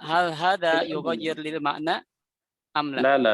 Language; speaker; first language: Arabic; non-native, learner; Indonesian